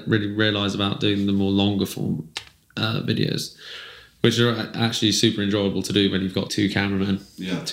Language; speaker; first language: English; native; English